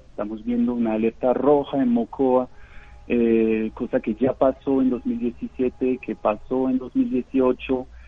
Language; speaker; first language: Spanish; non-native, fluent; French